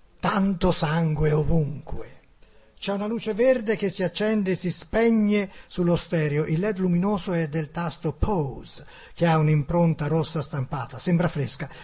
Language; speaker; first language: Italian; native; Italian